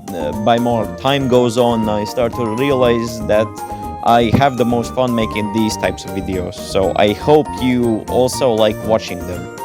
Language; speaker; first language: English; non-native, fluent; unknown